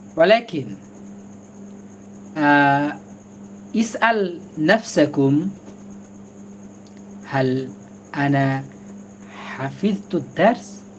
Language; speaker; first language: Arabic; non-native, fluent; Bangla